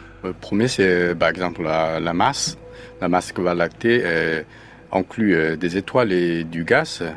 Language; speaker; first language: French; non-native, learner; Chinese